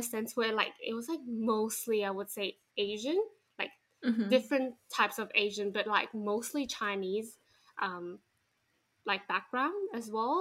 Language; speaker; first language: English; non-native, local second language; Chinese